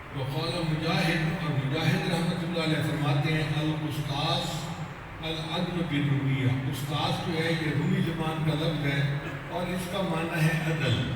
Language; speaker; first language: Urdu; non-native, local second language; Punjabi